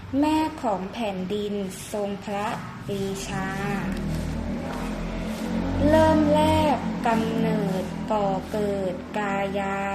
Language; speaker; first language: Thai; native; Thai